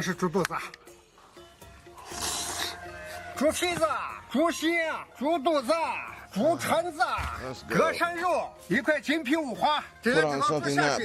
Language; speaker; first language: Chinese; native; Chinese